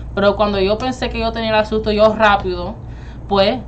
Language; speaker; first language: Spanish; early bilingual, heritage; Spanish